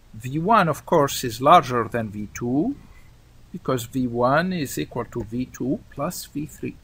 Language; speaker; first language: English; non-native, fluent; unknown